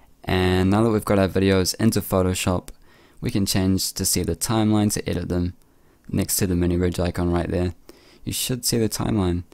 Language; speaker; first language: English; native; English